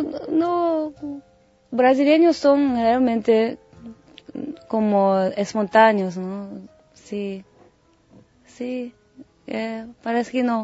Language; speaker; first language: Spanish; non-native, learner; Japanese